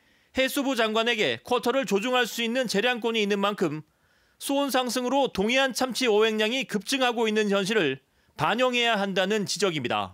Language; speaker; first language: Korean; native; Korean